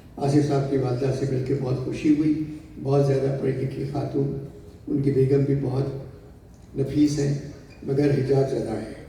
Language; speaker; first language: Urdu; native; Urdu